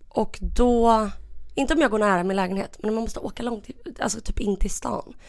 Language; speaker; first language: Swedish; early bilingual, other home language; Russian